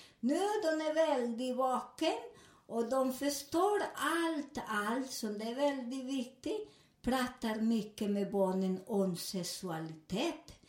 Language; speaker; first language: Swedish; non-native, learner; Spanish